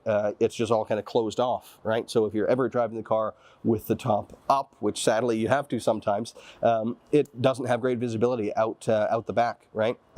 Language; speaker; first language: English; native; English